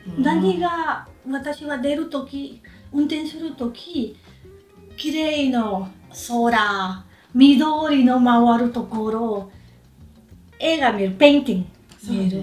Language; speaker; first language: Japanese; non-native, learner; Spanish